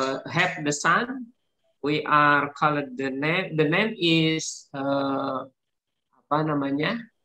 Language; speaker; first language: English; non-native, learner; Indonesian